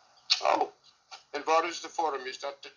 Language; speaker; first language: Dutch; non-native, learner; English